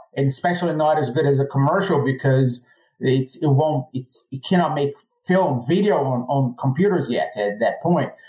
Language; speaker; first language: English; non-native, fluent; Portuguese